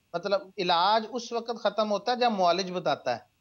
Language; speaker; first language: Urdu; native; Urdu